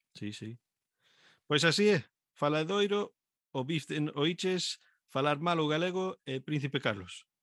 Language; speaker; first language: Galician; non-native, local second language; Spanish